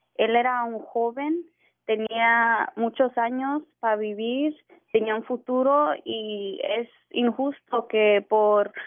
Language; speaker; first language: Spanish; early bilingual, heritage; Spanish